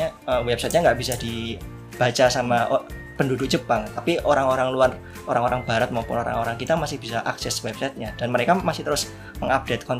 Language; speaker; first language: Indonesian; native; Indonesian